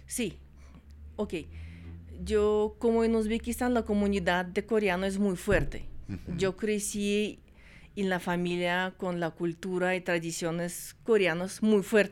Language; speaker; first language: Spanish; non-native, fluent; Russian